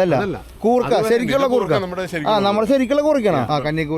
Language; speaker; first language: Malayalam; native; Malayalam